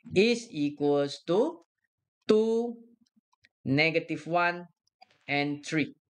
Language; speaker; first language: English; non-native, local second language; Malay